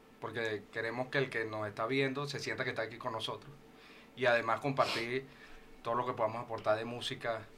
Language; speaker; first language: Spanish; native; Spanish